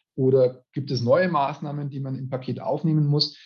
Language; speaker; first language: German; native; German